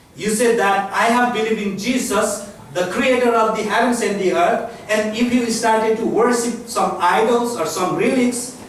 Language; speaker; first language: English; non-native, local second language; Nepali